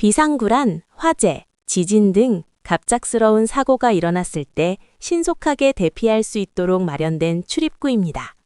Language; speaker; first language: Korean; non-native, learner; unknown